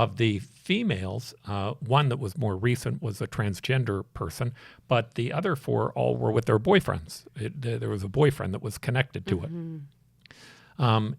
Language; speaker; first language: English; native; English